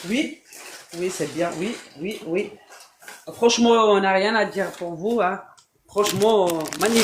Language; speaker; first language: French; non-native, learner; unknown